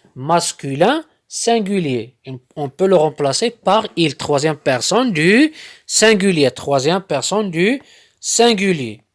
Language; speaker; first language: French; non-native, local second language; Arabic